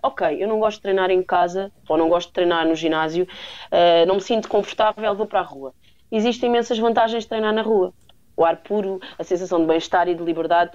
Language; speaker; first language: Portuguese; native; Portuguese